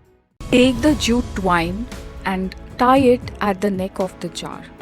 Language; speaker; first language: English; non-native, local second language; Hindi